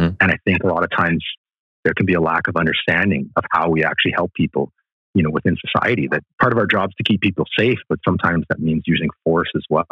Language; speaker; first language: English; native; English